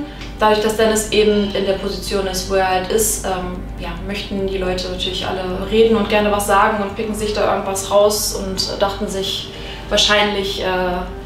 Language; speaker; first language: German; native; German